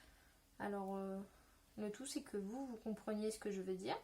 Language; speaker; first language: French; native; French